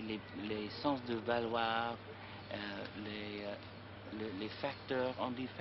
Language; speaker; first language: French; non-native, learner; English